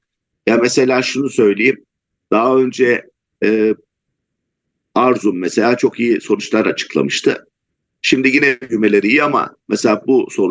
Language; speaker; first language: Turkish; native; Turkish